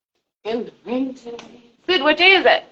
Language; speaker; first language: English; native; English